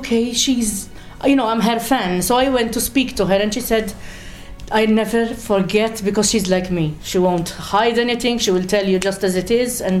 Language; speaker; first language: English; non-native, fluent; Maltese